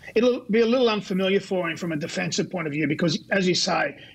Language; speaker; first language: English; native; English